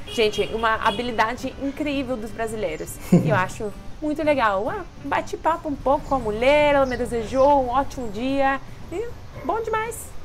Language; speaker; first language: Portuguese; non-native, fluent; Russian